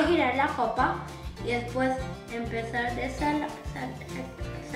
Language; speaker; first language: Spanish; early bilingual, other home language; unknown